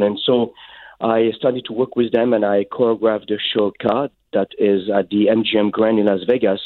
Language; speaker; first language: English; non-native, fluent; French